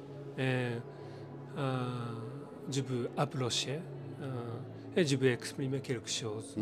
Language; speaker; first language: French; non-native, learner; Japanese